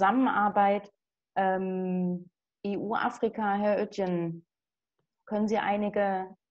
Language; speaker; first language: German; native; German